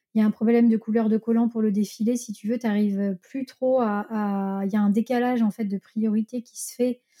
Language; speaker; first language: French; native; French